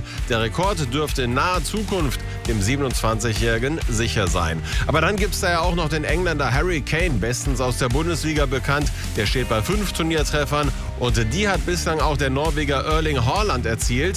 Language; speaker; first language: German; native; German